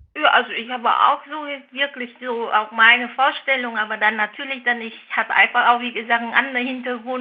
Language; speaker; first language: German; non-native, fluent; Vietnamese